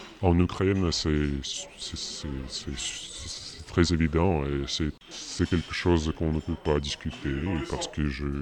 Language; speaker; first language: French; non-native, fluent; Russian